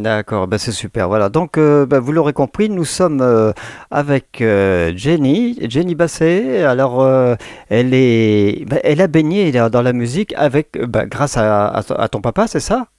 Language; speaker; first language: French; native; French